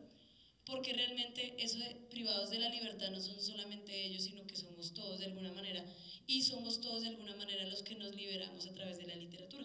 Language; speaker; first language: Spanish; native; Spanish